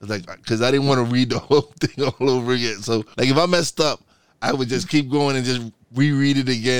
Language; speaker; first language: English; early bilingual, other home language; Spanish